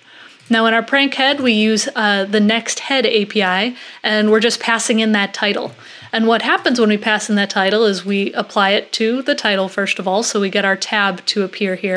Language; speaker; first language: English; native; English